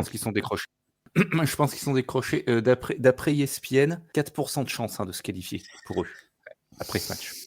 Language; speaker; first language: French; native; French